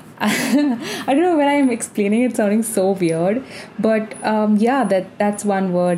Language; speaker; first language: English; non-native, local second language; Malayalam